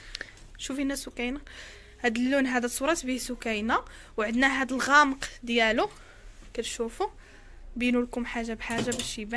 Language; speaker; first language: Arabic; native; Arabic